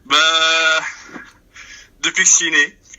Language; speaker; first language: French; early bilingual, other home language; Korean